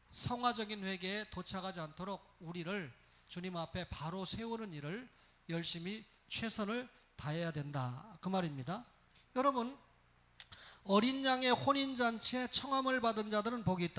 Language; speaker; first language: Korean; native; Korean